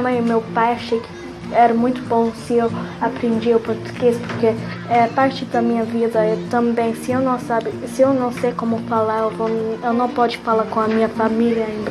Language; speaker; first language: Portuguese; early bilingual, heritage; Portuguese